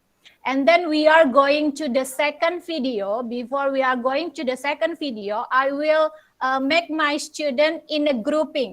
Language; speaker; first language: English; non-native, local second language; Indonesian